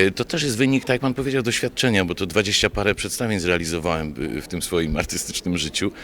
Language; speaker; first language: Polish; non-native, local second language; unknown